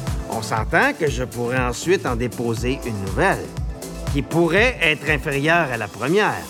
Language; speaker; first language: French; native; French